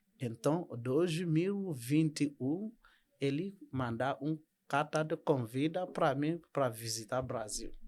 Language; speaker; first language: Portuguese; non-native, learner; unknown